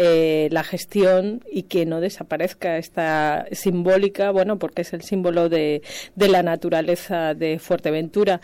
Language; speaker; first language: Spanish; native; Spanish